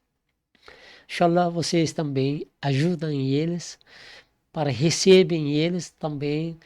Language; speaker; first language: Portuguese; non-native, learner; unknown